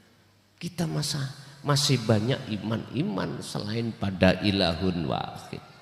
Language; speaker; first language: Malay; non-native, local second language; Javanese